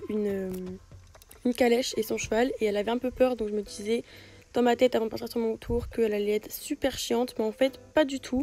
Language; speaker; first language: French; native; French